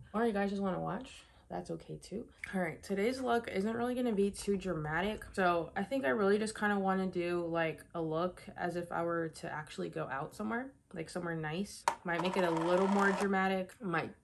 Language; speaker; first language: English; native; English